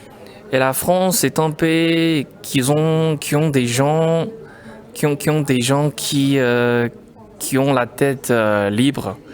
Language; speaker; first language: French; non-native, learner; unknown